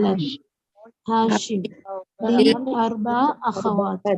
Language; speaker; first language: Arabic; non-native, learner; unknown